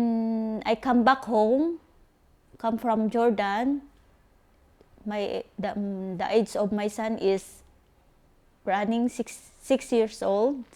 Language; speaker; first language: English; non-native, local second language; Filipino